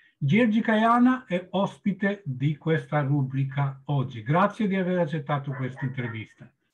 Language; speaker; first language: Italian; non-native, fluent; Albanian